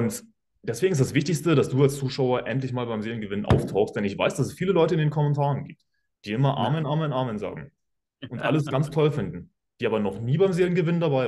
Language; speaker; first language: German; native; German